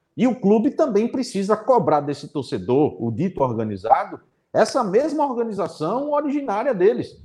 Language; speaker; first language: Portuguese; native; Portuguese